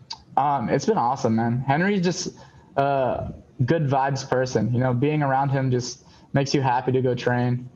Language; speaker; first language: English; native; English